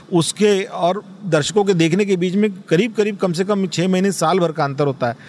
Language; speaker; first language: Hindi; non-native, local second language; Marathi